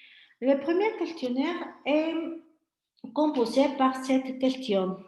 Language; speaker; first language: French; non-native, fluent; Spanish